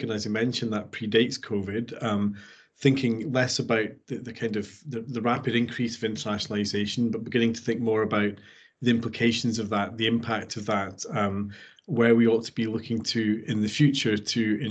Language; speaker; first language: English; native; English